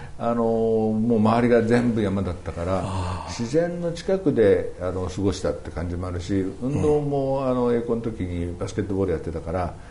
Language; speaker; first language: Japanese; native; Japanese